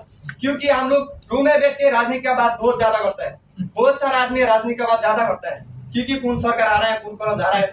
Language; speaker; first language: Hindi; non-native, learner; Bangla